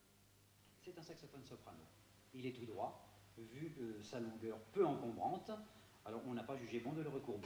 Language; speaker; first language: French; native; French